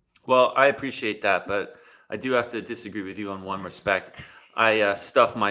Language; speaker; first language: English; native; English